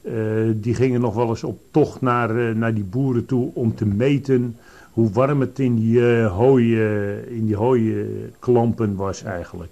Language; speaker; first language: Dutch; native; Dutch